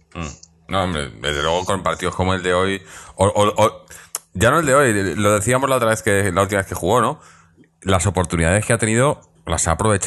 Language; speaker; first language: Spanish; native; Spanish